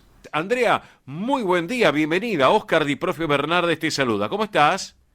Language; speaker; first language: Spanish; native; Spanish